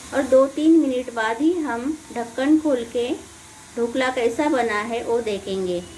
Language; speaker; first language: Hindi; non-native, local second language; Marathi